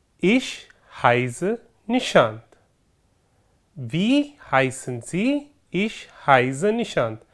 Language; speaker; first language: German; non-native, fluent; Hindi